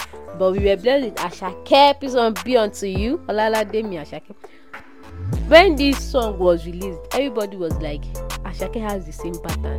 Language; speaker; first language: English; non-native, local second language; Yoruba